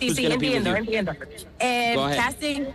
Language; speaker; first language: Spanish; non-native, learner; English